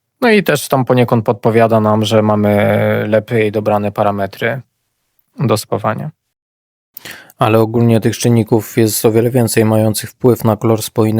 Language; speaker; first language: Polish; native; Polish